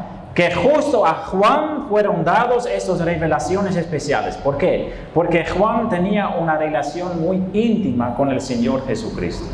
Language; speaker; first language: Spanish; non-native, fluent; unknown